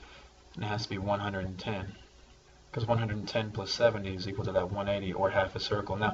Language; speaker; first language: English; native; English